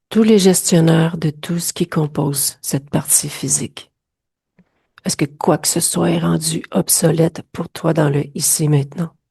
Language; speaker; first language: French; native; French